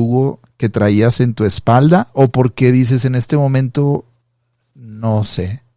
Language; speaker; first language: Spanish; native; Spanish